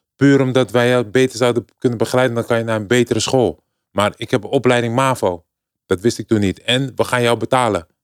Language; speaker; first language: Dutch; native; Dutch